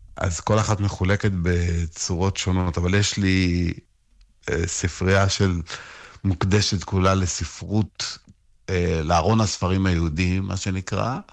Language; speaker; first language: Hebrew; native; Hebrew